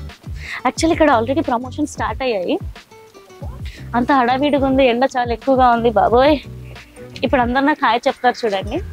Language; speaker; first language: Telugu; native; Telugu